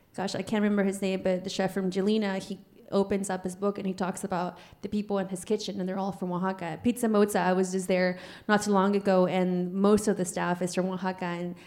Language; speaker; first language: English; early bilingual, other home language; Spanish